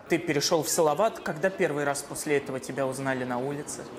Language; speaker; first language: Russian; native; Russian